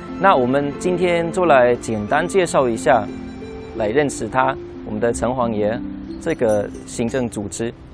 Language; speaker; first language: Chinese; non-native, fluent; German